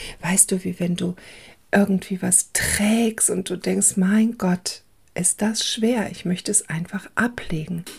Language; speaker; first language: German; early bilingual, other home language; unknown